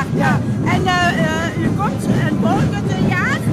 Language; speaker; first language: Dutch; non-native, learner; French